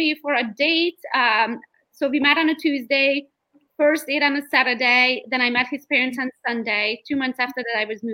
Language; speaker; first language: English; non-native, fluent; Romanian